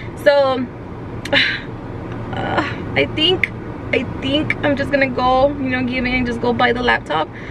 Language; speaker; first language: English; early bilingual, other home language; Spanish